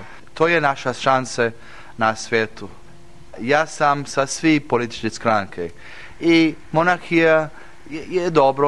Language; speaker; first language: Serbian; early bilingual, heritage; English